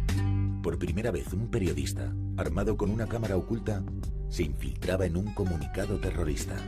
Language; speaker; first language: Spanish; native; Spanish